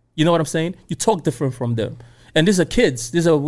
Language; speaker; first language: English; non-native, local second language; Igbo